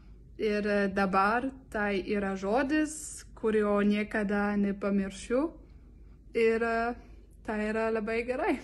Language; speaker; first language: Lithuanian; non-native, learner; French